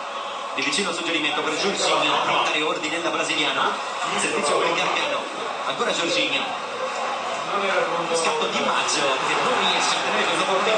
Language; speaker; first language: Italian; native; Italian